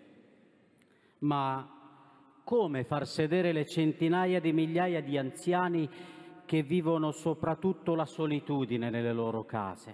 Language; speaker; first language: Italian; non-native, fluent; Romanian